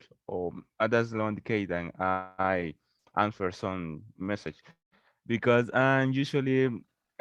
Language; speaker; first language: English; non-native, learner; Spanish